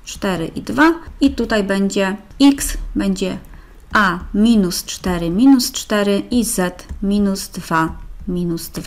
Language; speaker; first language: Polish; native; Polish